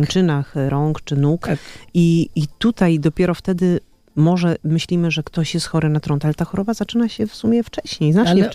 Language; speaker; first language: Polish; native; Polish